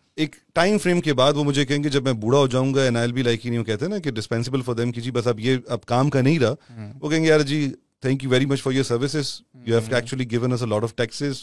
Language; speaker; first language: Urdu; non-native, local second language; Pashto